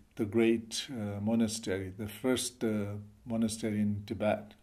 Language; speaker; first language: English; non-native, learner; Chinese